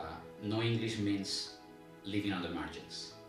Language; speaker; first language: English; non-native, learner; Spanish